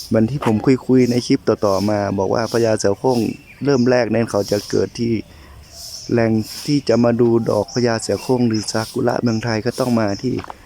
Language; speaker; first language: Thai; native; Thai